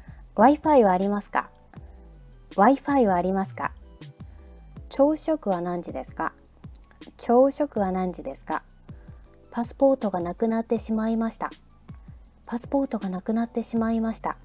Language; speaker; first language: Japanese; non-native, fluent; Korean